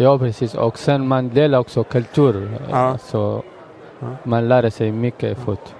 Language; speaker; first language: Swedish; non-native, learner; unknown